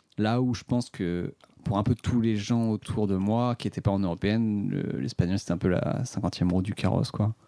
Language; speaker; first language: French; native; French